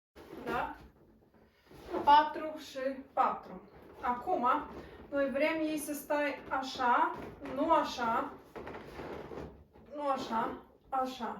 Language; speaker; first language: Romanian; non-native, local second language; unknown